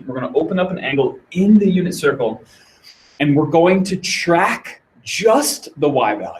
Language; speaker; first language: English; native; English